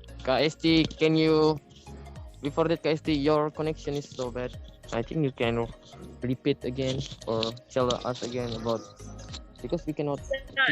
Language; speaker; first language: English; non-native, learner; Indonesian